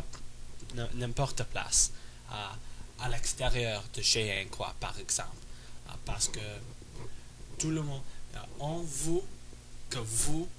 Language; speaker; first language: French; non-native, learner; English